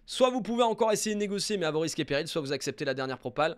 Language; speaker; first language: French; native; French